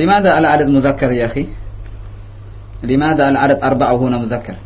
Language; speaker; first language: Arabic; non-native, fluent; Indonesian